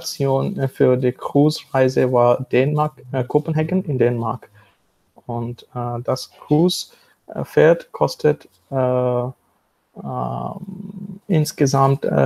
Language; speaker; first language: German; non-native, learner; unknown